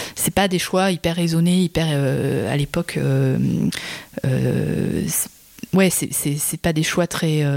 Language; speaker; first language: French; native; French